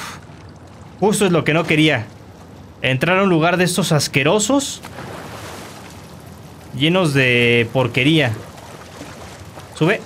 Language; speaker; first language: Spanish; native; Spanish